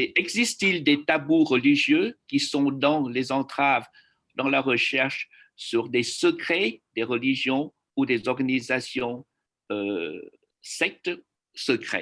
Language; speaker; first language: French; non-native, fluent; Vietnamese